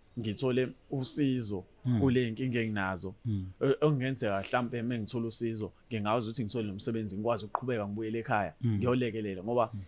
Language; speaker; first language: Zulu; native; Zulu